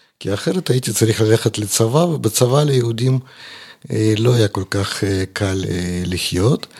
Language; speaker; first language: Hebrew; non-native, fluent; Russian